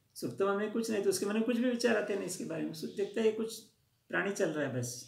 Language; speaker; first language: Hindi; non-native, local second language; Marathi